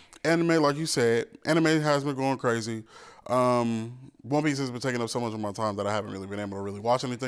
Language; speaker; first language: English; native; English